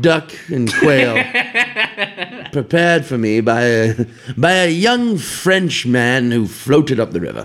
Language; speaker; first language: English; native; English